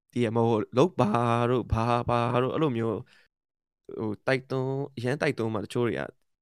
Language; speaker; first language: Burmese; non-native, local second language; Kachin